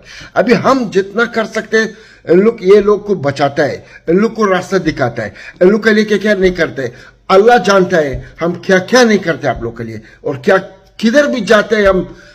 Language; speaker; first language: Hindi; non-native, learner; Arabic